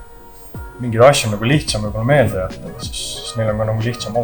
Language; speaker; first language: Estonian; native; Estonian